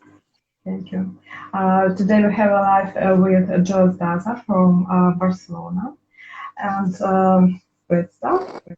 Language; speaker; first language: English; non-native, learner; Russian